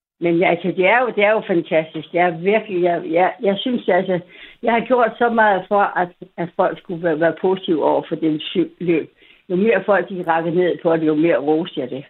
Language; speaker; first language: Danish; native; Danish